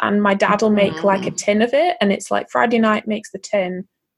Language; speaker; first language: English; native; English